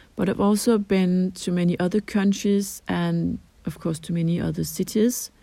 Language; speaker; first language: English; non-native, fluent; Danish